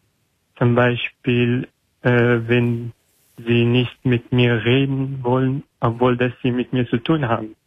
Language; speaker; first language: German; non-native, learner; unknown